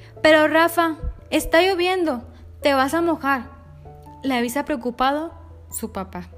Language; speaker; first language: Spanish; native; Spanish